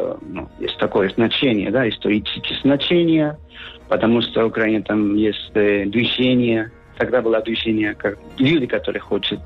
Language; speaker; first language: Russian; non-native, learner; Spanish